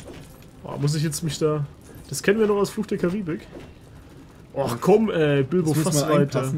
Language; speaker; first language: German; native; German